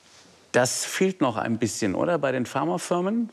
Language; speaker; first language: German; native; German